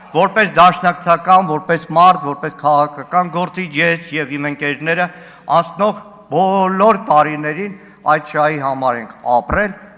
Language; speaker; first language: Armenian; native; Armenian